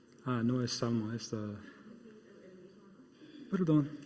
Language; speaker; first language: Spanish; non-native, fluent; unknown